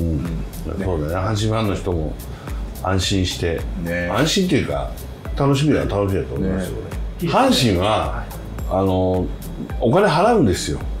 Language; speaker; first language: Japanese; native; Japanese